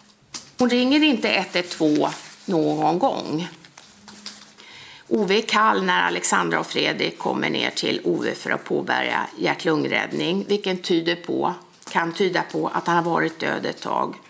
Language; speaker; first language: Swedish; native; Swedish